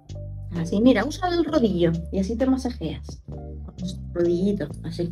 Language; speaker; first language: Spanish; native; Spanish